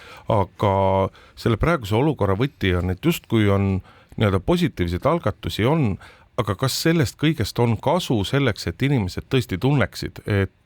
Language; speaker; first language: Estonian; native; Estonian